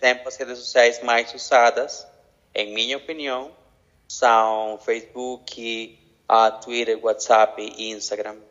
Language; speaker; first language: Portuguese; non-native, learner; Spanish